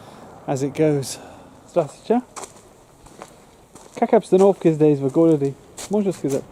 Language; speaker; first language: Russian; non-native, learner; English